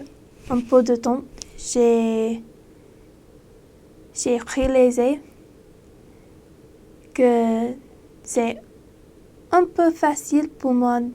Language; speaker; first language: French; non-native, learner; English